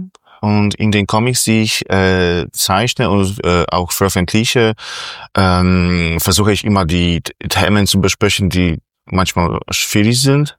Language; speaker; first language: German; non-native, fluent; Polish